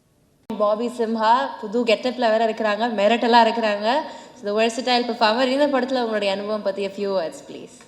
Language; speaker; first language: Tamil; native; Tamil